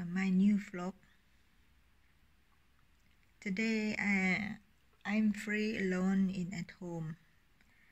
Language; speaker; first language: English; non-native, learner; Indonesian